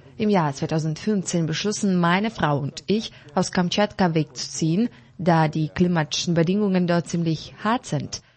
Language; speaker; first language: German; non-native, fluent; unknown